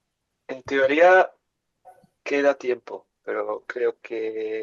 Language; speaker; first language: Spanish; non-native, learner; English